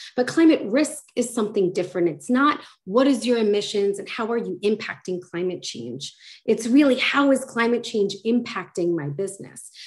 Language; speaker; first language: English; native; English